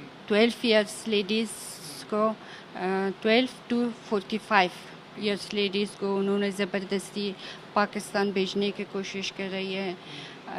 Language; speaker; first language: Hindi; non-native, fluent; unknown